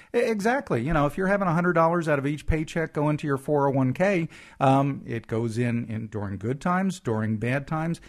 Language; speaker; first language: English; native; English